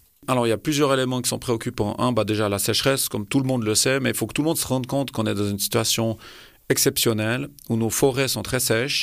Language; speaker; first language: French; native; French